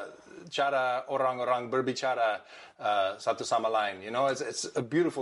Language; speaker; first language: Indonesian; non-native, learner; English